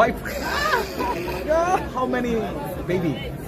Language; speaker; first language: English; non-native, learner; Korean